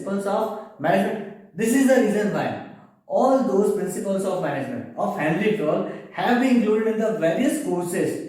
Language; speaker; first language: English; non-native, local second language; Hindi